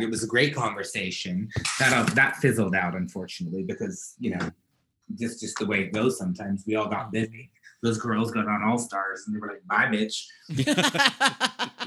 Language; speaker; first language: English; native; English